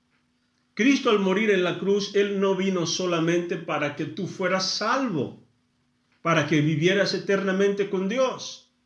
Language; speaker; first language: Spanish; non-native, fluent; Portuguese